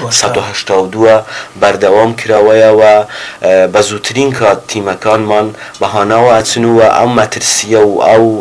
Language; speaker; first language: Central Kurdish; native; Central Kurdish